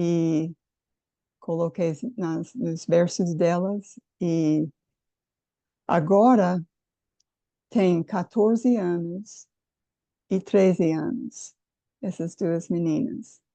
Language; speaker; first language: Portuguese; non-native, fluent; English